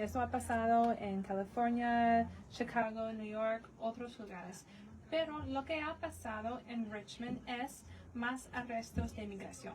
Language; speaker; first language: Spanish; non-native, fluent; English